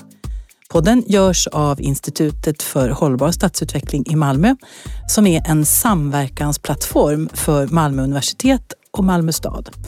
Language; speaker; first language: Swedish; native; Swedish